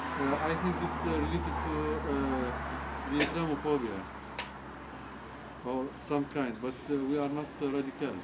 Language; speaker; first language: English; non-native, learner; Arabic